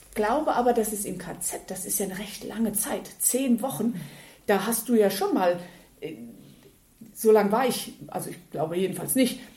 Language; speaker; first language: German; native; German